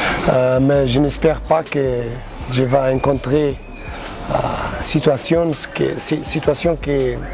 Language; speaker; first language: French; non-native, learner; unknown